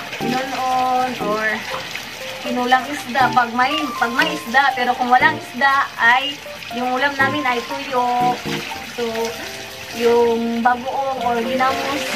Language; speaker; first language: Filipino; non-native, local second language; Cebuano